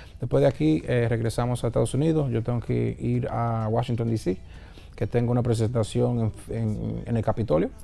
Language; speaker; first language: Spanish; early bilingual, heritage; Spanish